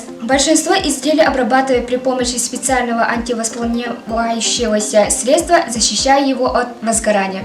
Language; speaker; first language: Russian; non-native, local second language; Yakut